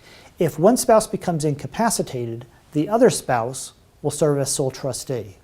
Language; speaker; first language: English; native; English